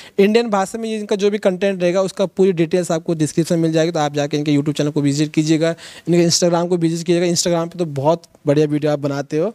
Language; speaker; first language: Hindi; native; Hindi